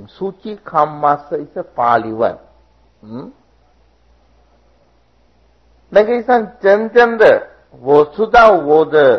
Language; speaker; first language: Chinese; non-native, fluent; Sinhala